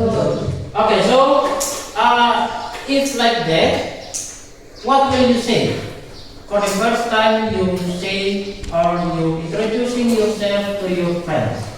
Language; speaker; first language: English; non-native, learner; Indonesian